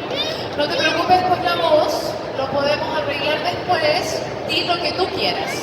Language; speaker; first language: Spanish; native; Spanish